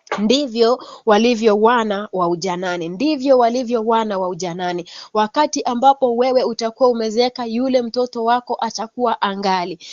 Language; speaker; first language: Swahili; non-native, local second language; Kalenjin